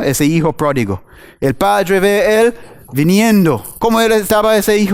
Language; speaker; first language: Spanish; non-native, learner; English